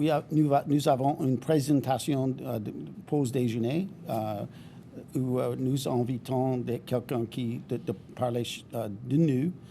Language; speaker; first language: French; non-native, fluent; English